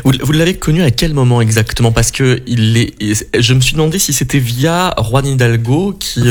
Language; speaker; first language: French; native; French